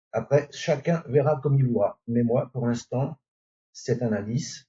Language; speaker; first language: French; native; French